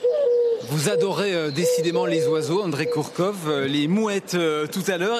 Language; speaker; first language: French; native; French